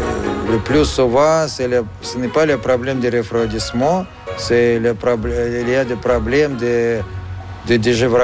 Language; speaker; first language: French; non-native, fluent; Russian